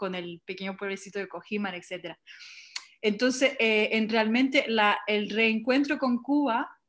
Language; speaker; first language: Spanish; early bilingual, heritage; English